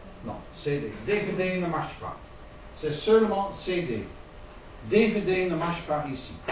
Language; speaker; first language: French; non-native, learner; Dutch